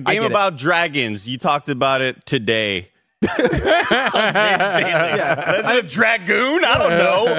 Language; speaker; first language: English; native; English